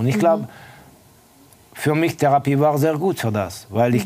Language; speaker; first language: German; non-native, fluent; Estonian